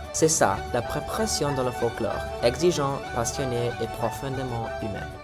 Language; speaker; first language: French; native; French